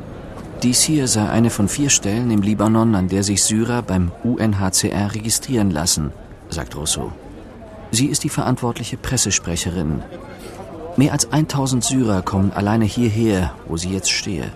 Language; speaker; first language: German; native; German